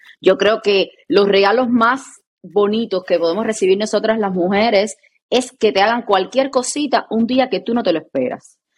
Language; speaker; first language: Spanish; native; Spanish